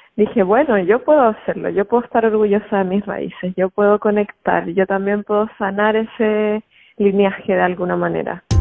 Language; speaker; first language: Spanish; native; Spanish